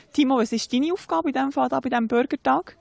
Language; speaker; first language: German; native; German